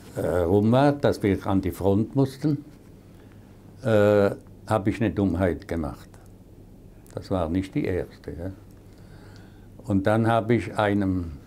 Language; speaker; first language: German; non-native, local second language; Swiss German